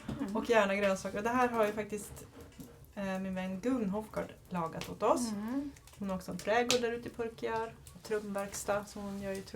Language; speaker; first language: Swedish; native; Swedish